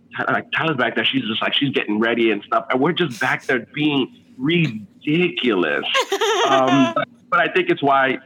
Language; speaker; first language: English; early bilingual, other home language; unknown